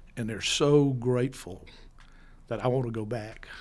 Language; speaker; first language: English; native; English